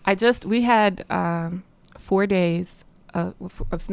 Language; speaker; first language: English; native; English